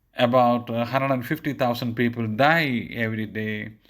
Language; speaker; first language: English; non-native, local second language; Malayalam